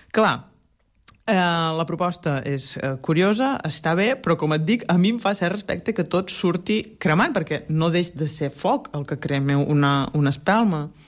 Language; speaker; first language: Catalan; native; Catalan